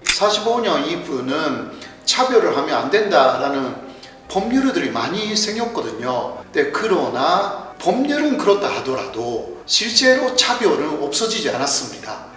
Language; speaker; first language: Korean; non-native, fluent; Japanese